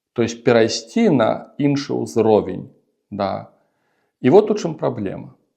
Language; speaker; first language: Belarusian; non-native, local second language; Russian